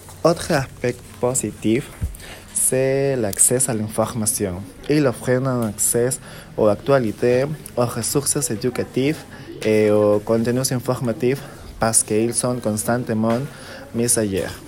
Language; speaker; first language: French; non-native, learner; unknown